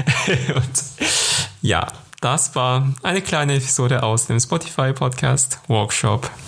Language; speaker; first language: German; non-native, fluent; Korean